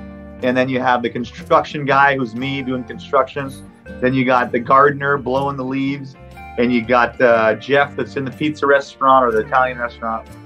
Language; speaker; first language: English; non-native, local second language; French